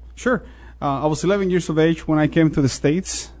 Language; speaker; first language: English; non-native, fluent; Spanish